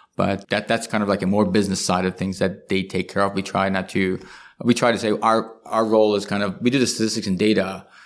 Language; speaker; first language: English; non-native, fluent; Persian